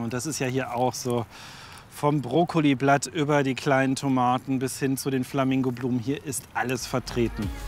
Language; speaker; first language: German; native; German